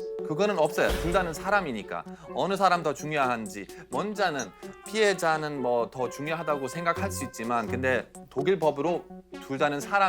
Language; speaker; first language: Korean; non-native, fluent; German